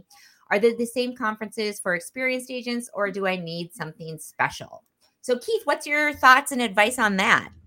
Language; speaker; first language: English; native; English